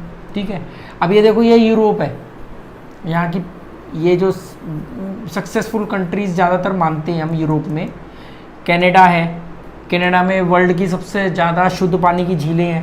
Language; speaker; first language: Hindi; native; Hindi